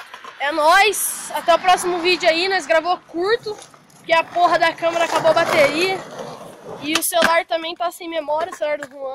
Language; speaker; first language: Portuguese; native; Portuguese